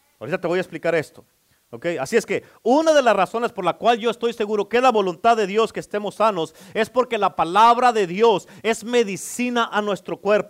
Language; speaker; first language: Spanish; native; Spanish